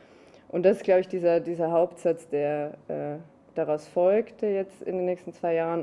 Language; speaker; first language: German; native; German